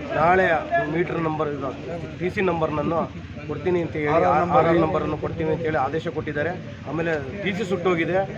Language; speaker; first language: Kannada; native; Kannada